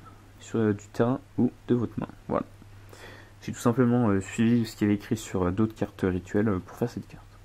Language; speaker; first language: French; native; French